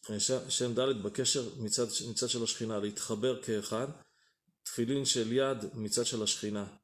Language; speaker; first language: Hebrew; native; Hebrew